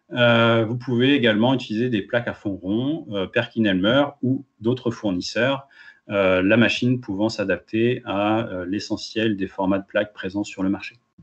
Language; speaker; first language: French; native; French